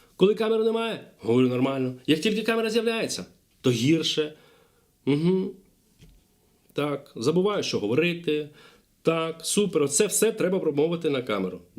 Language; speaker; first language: Ukrainian; non-native, local second language; Russian